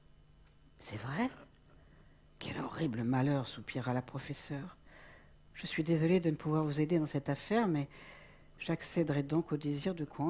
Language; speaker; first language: French; native; French